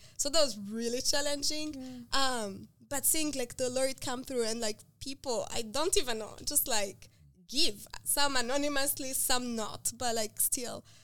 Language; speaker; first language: English; non-native, local second language; Kinyarwanda